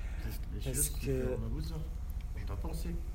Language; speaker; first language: French; non-native, learner; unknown